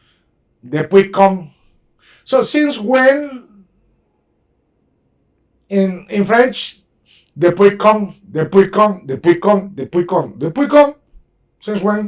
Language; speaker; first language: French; non-native, fluent; Spanish